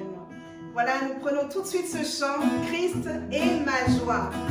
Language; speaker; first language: French; native; French